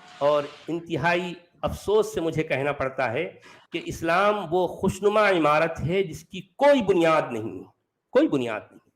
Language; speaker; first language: Urdu; native; Urdu